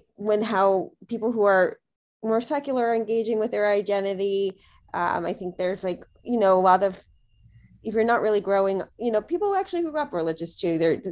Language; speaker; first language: English; native; English